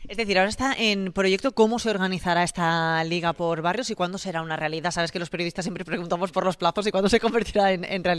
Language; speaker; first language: Spanish; native; Spanish